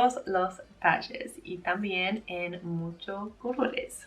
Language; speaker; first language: Spanish; non-native, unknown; English